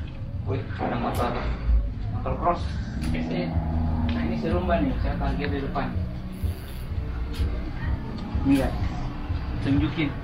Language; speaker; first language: Indonesian; native; Indonesian